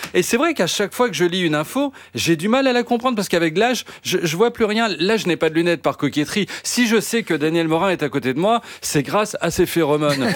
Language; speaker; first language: French; native; French